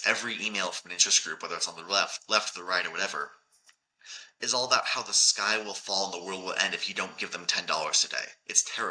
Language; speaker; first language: English; native; English